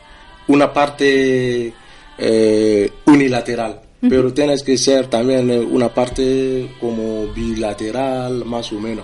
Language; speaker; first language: Spanish; non-native, fluent; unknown